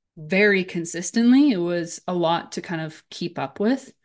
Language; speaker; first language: English; native; English